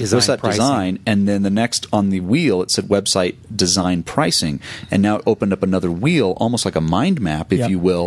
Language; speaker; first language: English; native; English